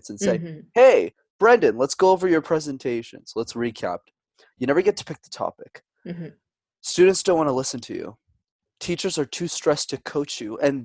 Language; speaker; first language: English; native; English